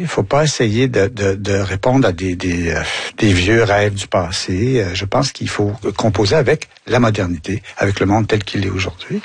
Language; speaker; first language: French; native; French